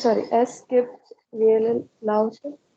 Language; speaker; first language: German; non-native, learner; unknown